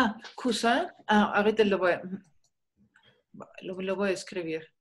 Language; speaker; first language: Spanish; non-native, fluent; German